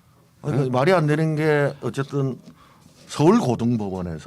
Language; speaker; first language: Korean; native; Korean